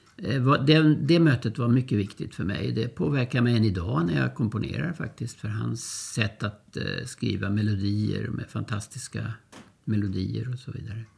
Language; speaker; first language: Swedish; early bilingual, other home language; German